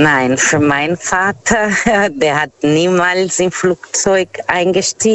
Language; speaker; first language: German; non-native, fluent; Portuguese